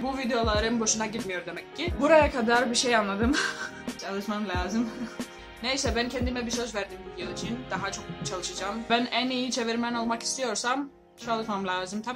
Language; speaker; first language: Turkish; non-native, learner; Greek